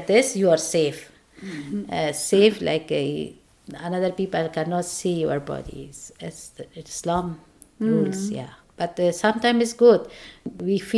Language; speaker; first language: English; non-native, learner; Persian